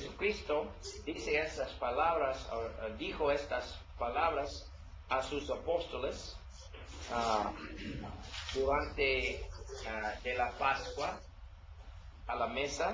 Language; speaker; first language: Spanish; non-native, learner; English